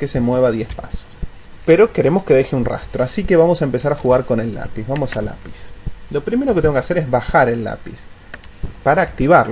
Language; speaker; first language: Spanish; native; Spanish